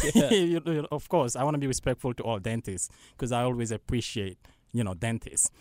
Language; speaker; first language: English; non-native, fluent; Haitian Creole